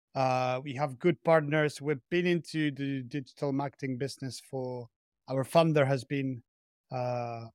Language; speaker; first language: English; non-native, fluent; Spanish